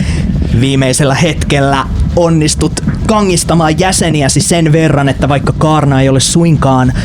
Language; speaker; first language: Finnish; native; Finnish